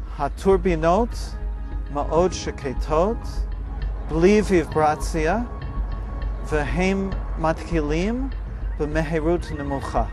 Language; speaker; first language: Hebrew; non-native, fluent; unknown